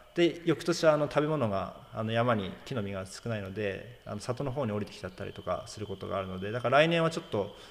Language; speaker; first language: Japanese; native; Japanese